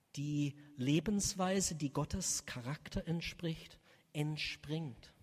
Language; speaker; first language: German; native; German